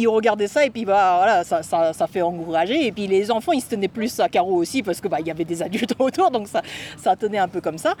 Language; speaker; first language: French; non-native, fluent; Japanese